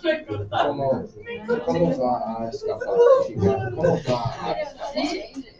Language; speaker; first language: Spanish; non-native, fluent; English